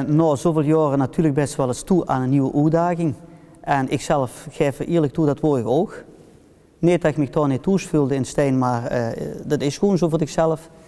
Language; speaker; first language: Dutch; early bilingual, heritage; Dutch